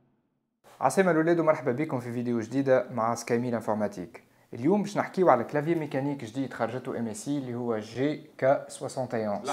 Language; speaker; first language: Arabic; native; Arabic